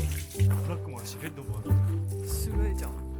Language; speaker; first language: Japanese; native; Japanese